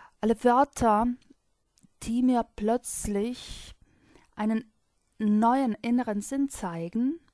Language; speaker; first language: German; non-native, fluent; Russian